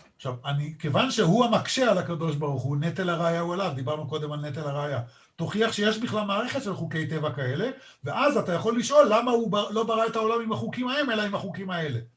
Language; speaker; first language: Hebrew; native; Hebrew